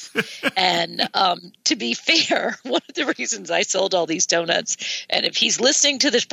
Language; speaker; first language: English; native; English